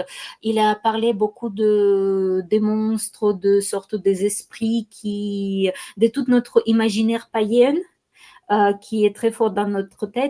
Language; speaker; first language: French; non-native, fluent; Ukrainian